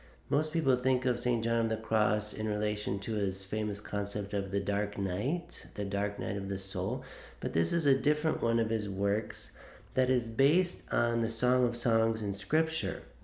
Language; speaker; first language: English; native; English